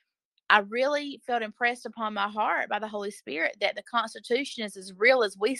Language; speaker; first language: English; native; English